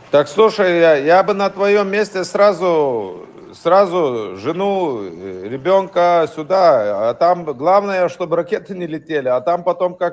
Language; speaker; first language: Russian; non-native, fluent; Lithuanian